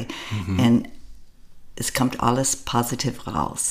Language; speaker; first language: German; non-native, learner; English